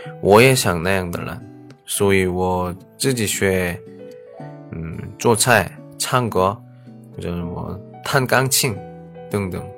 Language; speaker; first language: Chinese; non-native, learner; Korean